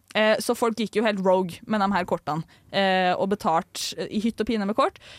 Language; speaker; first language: Norwegian; native; Norwegian